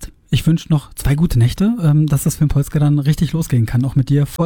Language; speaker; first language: German; native; German